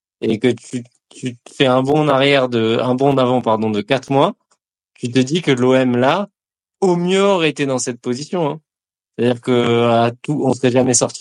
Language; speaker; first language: French; native; French